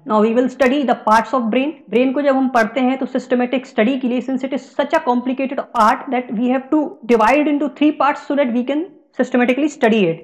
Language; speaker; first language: Hindi; native; Hindi